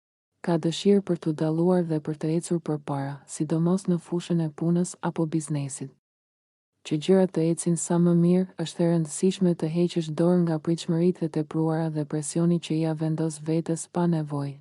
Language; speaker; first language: Albanian; native; Albanian